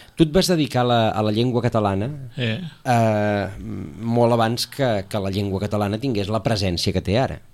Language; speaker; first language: Catalan; native; Catalan